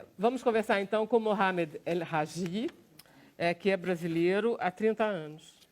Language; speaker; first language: Portuguese; native; Portuguese